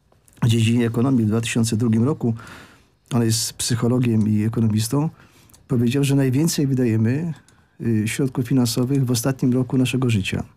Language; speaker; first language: Polish; native; Polish